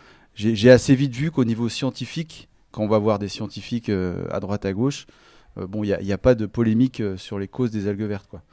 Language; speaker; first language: French; native; French